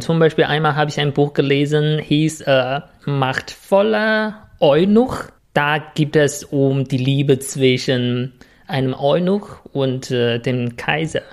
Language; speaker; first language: German; non-native, fluent; Chinese